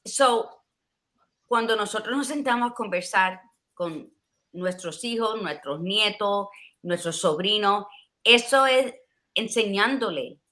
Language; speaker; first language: Spanish; early bilingual, heritage; Spanish